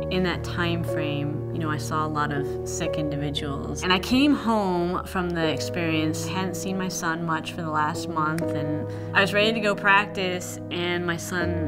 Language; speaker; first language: English; native; English